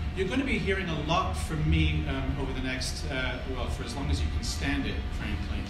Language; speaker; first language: English; native; English